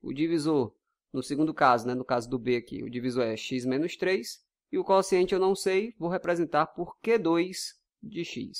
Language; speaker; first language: Portuguese; native; Portuguese